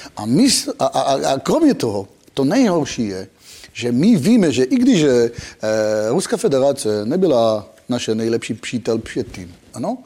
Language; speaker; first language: Czech; non-native, fluent; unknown